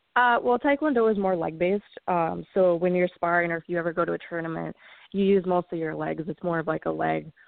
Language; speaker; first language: English; native; English